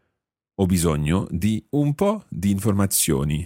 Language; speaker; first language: Italian; non-native, fluent; English